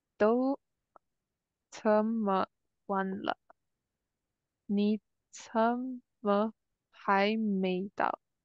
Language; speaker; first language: Chinese; non-native, learner; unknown